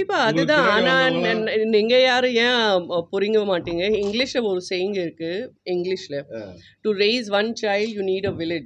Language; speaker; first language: Tamil; non-native, learner; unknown